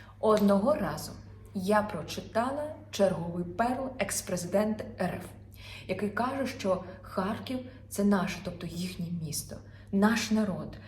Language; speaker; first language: Ukrainian; non-native, local second language; Russian